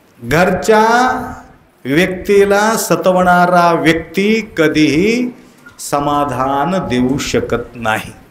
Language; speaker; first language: Marathi; non-native, local second language; Kannada